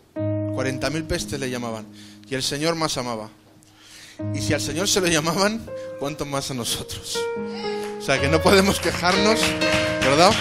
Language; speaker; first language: Spanish; native; Spanish